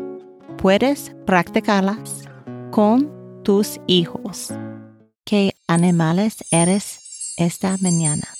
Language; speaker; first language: Spanish; non-native, learner; English